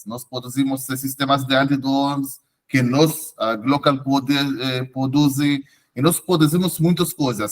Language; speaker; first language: Portuguese; non-native, fluent; Hebrew